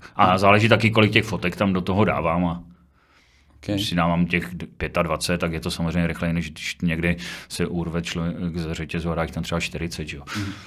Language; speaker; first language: Czech; native; Czech